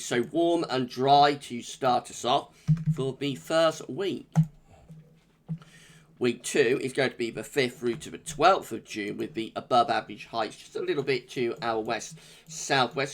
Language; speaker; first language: English; native; English